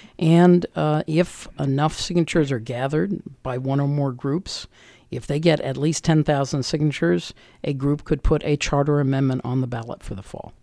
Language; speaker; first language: English; native; English